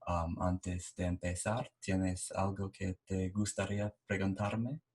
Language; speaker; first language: Spanish; non-native, learner; English